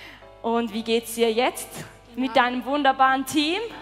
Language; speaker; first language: German; native; German